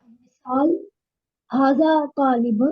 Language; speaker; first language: Arabic; non-native, learner; Urdu